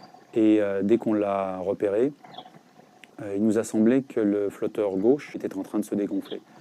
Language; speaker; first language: French; native; French